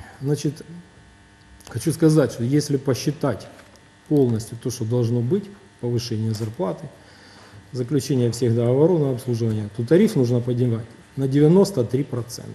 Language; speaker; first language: Russian; native; Russian